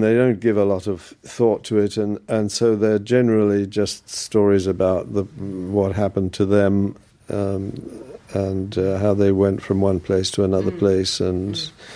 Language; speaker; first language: English; early bilingual, other home language; German